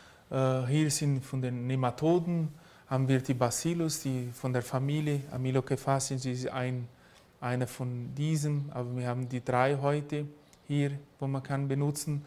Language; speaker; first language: German; early bilingual, heritage; German